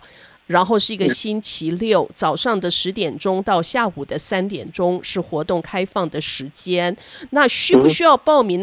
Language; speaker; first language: Chinese; native; Chinese